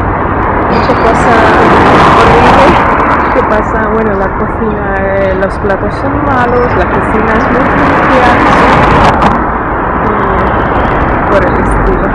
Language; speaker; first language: Spanish; non-native, fluent; Russian